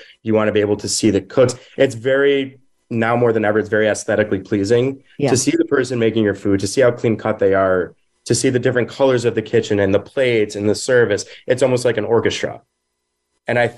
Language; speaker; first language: English; native; English